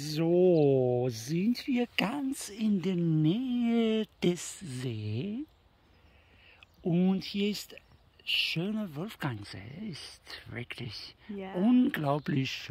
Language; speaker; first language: German; non-native, learner; Persian